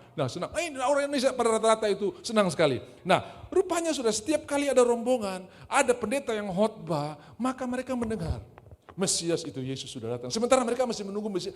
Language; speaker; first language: Indonesian; native; Indonesian